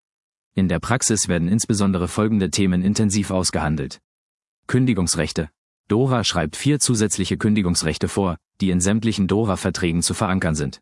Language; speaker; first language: German; native; German